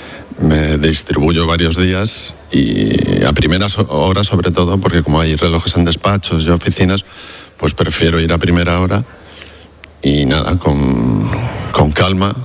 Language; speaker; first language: Spanish; native; Spanish